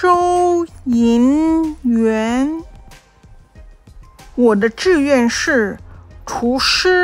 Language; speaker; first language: Chinese; non-native, local second language; Cantonese